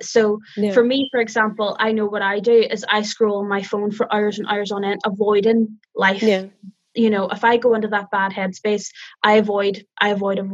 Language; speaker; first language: English; native; English